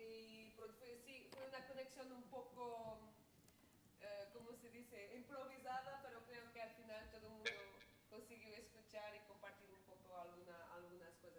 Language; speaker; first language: Spanish; non-native, local second language; Galician